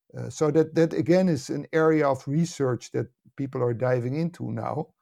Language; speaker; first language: English; non-native, fluent; Dutch